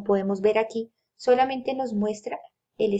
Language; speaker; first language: Spanish; native; Spanish